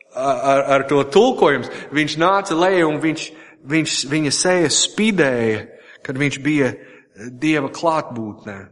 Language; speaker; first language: Latvian; non-native, fluent; English